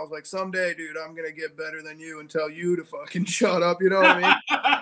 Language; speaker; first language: English; native; English